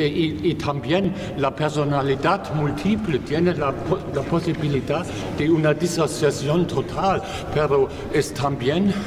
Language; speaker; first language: Spanish; non-native, fluent; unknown